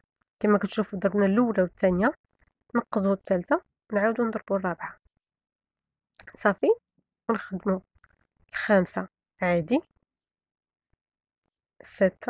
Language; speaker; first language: Arabic; native; Arabic